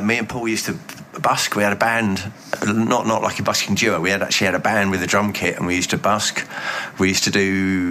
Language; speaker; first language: English; native; English